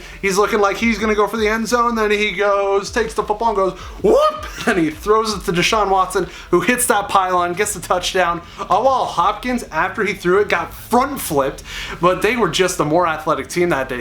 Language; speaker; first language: English; native; English